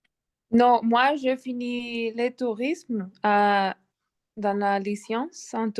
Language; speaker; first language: French; non-native, learner; Spanish